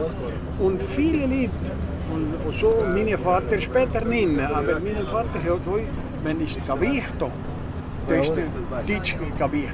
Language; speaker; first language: German; early bilingual, heritage; German